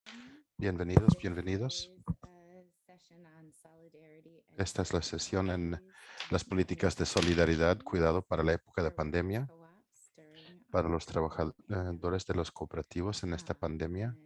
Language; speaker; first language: Spanish; non-native, fluent; English